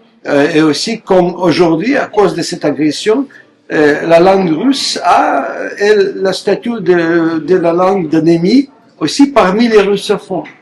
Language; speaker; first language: French; non-native, fluent; Russian